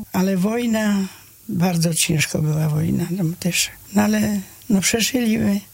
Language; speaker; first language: Polish; early bilingual, heritage; Polish